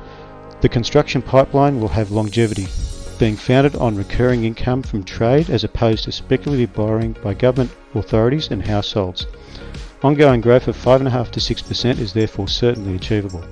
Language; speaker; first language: English; native; English